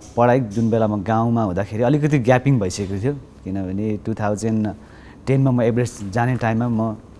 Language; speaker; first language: Nepali; non-native, local second language; Sherpa